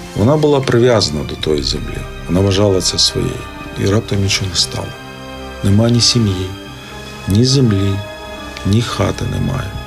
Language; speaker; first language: Ukrainian; native; Ukrainian